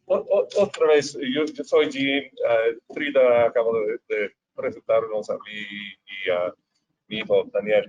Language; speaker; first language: Spanish; non-native, fluent; English